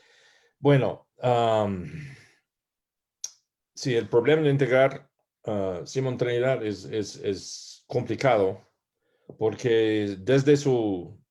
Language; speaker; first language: Spanish; non-native, learner; English